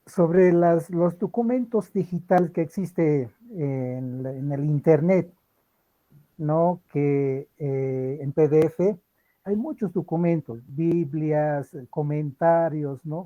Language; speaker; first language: Spanish; non-native, local second language; Aymara